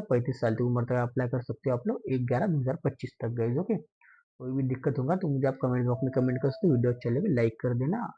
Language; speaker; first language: Hindi; non-native, local second language; Marathi